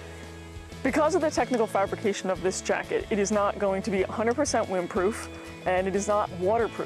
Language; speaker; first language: English; native; English